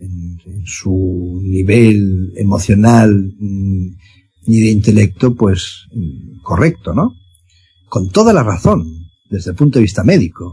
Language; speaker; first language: Spanish; native; Spanish